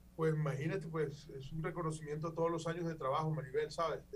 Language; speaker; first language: Spanish; native; Spanish